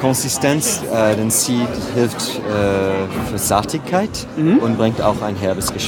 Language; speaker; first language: German; non-native, fluent; French